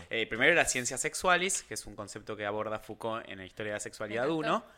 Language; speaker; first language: Spanish; native; Spanish